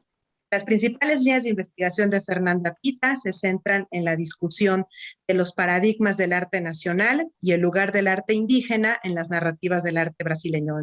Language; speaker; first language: Spanish; native; Spanish